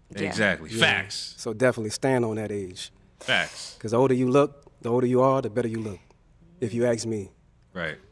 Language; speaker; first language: English; native; English